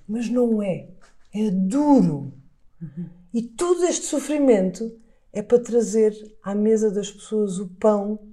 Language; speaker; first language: Portuguese; native; Portuguese